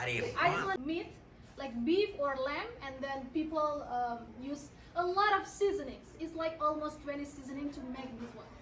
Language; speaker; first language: English; non-native, local second language; Indonesian